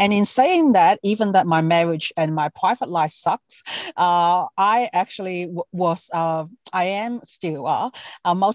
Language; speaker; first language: English; non-native, local second language; Cantonese